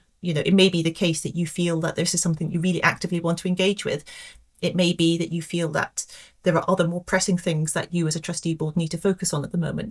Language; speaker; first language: English; native; English